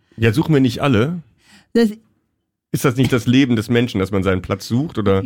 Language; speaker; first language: German; native; German